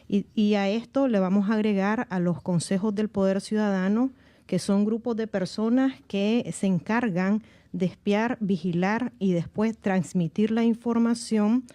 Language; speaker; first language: Spanish; native; Spanish